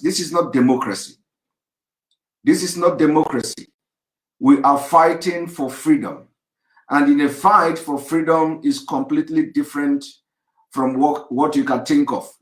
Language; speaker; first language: English; non-native, local second language; Igbo